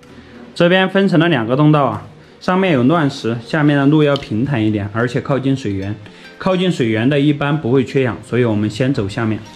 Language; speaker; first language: Chinese; native; Chinese